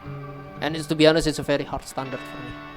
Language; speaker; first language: English; non-native, local second language; Indonesian